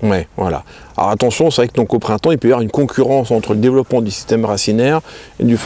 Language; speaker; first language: French; native; French